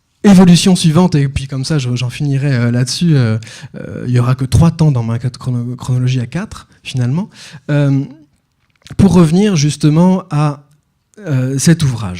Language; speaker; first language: French; native; French